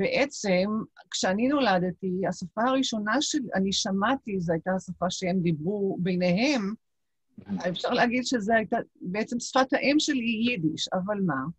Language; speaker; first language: Hebrew; non-native, local second language; Yiddish